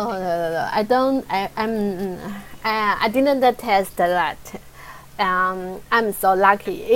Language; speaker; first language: English; non-native, learner; Chinese